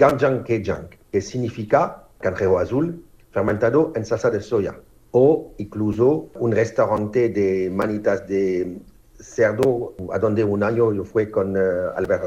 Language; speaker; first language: Spanish; non-native, fluent; French